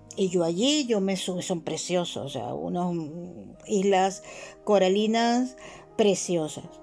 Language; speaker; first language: Spanish; native; Spanish